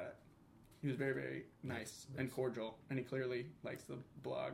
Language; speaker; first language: English; native; English